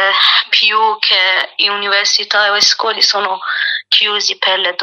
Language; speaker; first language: Italian; non-native, learner; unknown